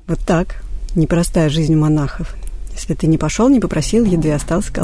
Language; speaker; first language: Russian; native; Russian